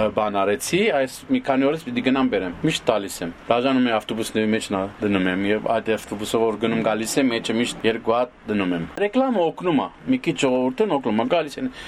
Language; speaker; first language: Armenian; early bilingual, heritage; Armenian